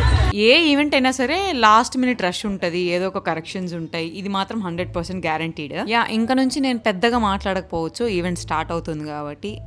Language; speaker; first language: Telugu; native; Telugu